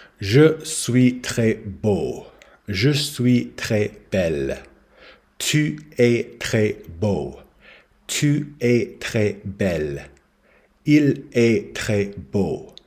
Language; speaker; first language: French; non-native, learner; English